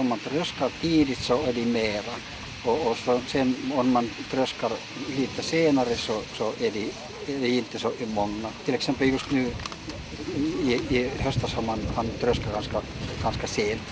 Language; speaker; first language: Swedish; non-native, local second language; Finnish